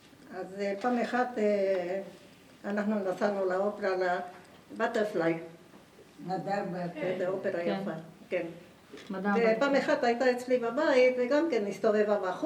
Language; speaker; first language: Hebrew; non-native, fluent; Spanish